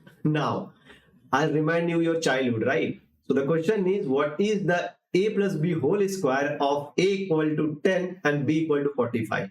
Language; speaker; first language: English; non-native, local second language; Hindi